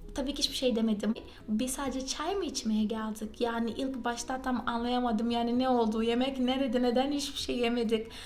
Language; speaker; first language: Turkish; non-native, fluent; Portuguese